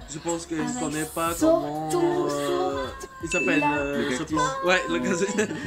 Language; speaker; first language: French; non-native, fluent; Vietnamese